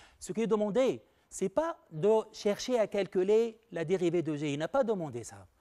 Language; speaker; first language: French; non-native, local second language; Arabic